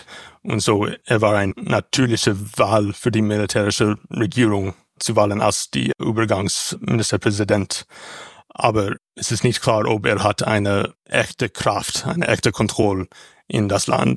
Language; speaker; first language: German; non-native, learner; English